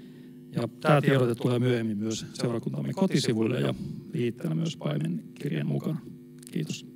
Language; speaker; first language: Finnish; native; Finnish